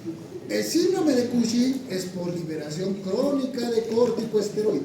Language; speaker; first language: Spanish; native; Spanish